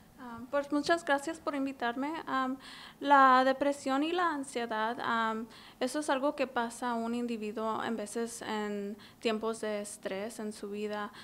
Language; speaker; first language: Spanish; early bilingual, heritage; English